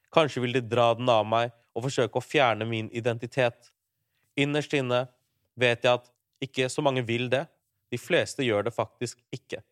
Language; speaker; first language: Norwegian; early bilingual, other home language; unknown